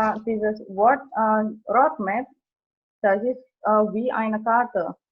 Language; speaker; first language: German; non-native, fluent; Indonesian